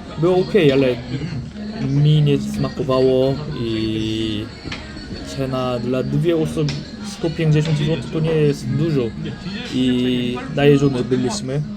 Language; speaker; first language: Polish; non-native, learner; Korean